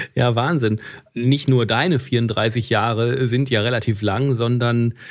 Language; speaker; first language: German; native; German